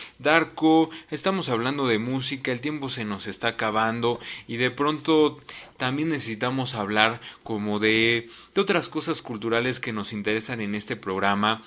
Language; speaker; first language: Spanish; native; Spanish